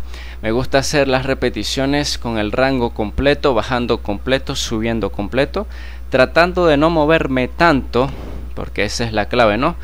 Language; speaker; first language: Spanish; native; Spanish